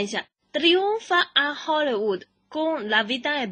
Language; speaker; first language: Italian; non-native, fluent; Chinese